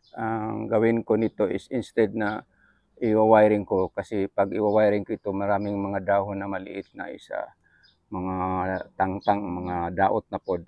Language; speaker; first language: Filipino; non-native, local second language; Cebuano